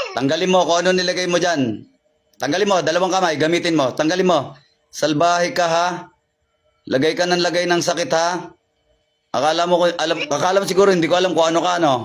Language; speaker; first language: Filipino; native; Filipino